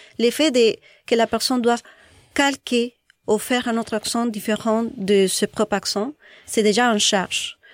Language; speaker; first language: French; non-native, fluent; Spanish